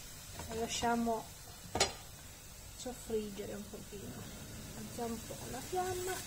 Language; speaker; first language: Italian; non-native, learner; Filipino